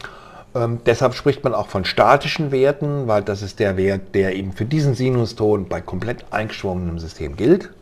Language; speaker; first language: German; native; German